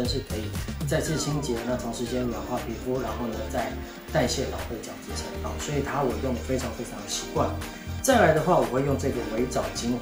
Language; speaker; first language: Chinese; native; Chinese